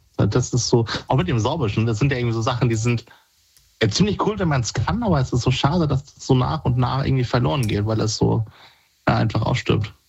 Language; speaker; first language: German; native; German